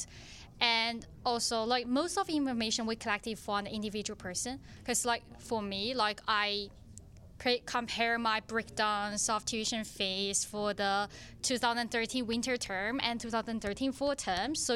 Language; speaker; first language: English; non-native, fluent; Chinese